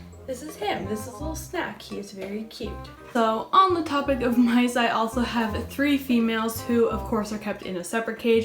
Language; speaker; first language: English; native; English